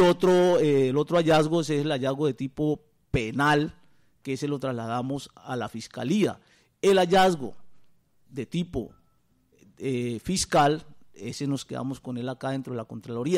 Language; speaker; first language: Spanish; native; Spanish